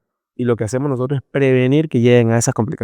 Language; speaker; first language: Spanish; native; Spanish